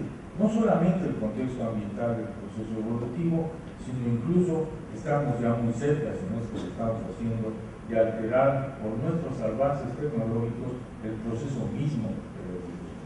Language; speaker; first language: Spanish; native; Spanish